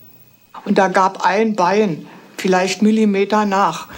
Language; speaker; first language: German; native; German